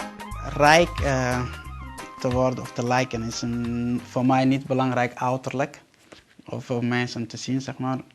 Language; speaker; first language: Dutch; non-native, learner; Somali